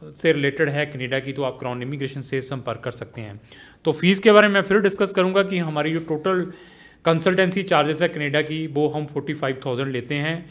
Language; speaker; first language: Hindi; non-native, local second language; Punjabi